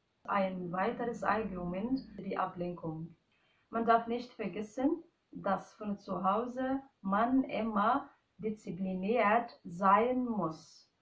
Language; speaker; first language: German; non-native, fluent; Arabic